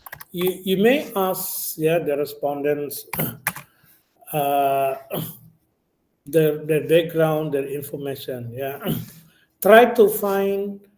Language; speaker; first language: English; non-native, learner; Indonesian